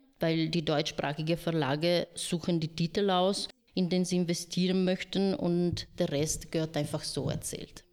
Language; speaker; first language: German; non-native, fluent; Italian